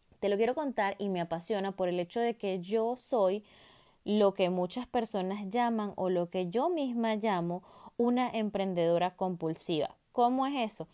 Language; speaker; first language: Spanish; native; Spanish